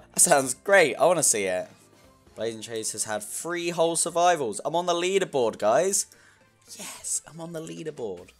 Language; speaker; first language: English; native; English